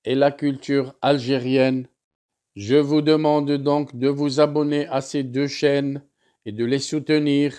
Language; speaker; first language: French; non-native, local second language; Arabic